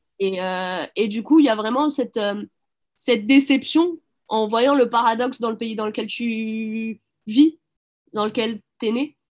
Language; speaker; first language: French; early bilingual, other home language; Arabic